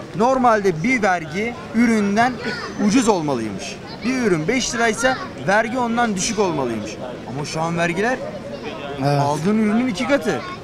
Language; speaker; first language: Turkish; native; Turkish